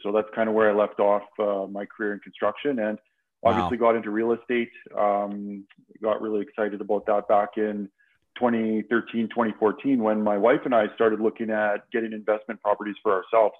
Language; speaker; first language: English; native; English